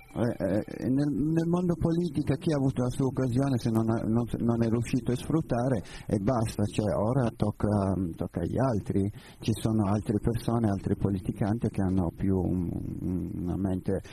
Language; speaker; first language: Italian; non-native, learner; Persian